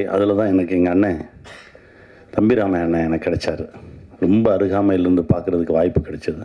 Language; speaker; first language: Tamil; native; Tamil